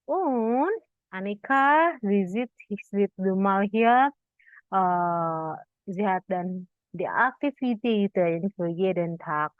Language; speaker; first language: German; non-native, fluent; Indonesian